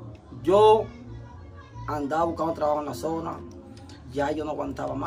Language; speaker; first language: Spanish; native; Spanish